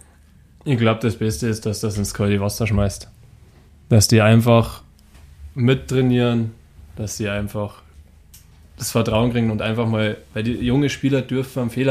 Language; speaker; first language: German; native; German